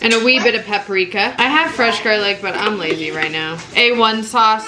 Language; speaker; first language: English; native; English